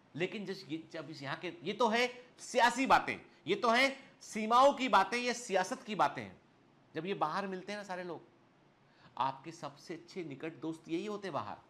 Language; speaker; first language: Hindi; native; Hindi